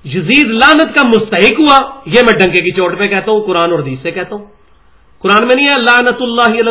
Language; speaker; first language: Urdu; non-native, local second language; Punjabi